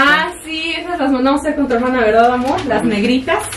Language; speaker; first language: Spanish; native; Spanish